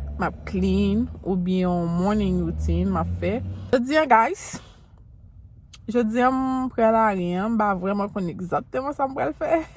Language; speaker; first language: French; non-native, learner; Haitian Creole